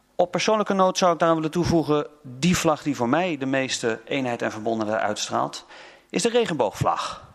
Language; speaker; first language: Dutch; native; Dutch